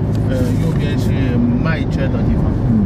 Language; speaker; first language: Chinese; non-native, fluent; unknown